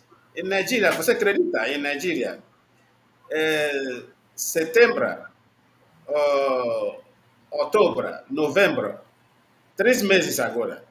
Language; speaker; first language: Portuguese; non-native, learner; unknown